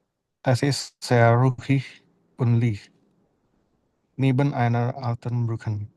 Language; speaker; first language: German; non-native, learner; Indonesian